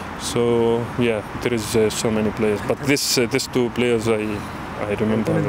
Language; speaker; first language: English; non-native, learner; Arabic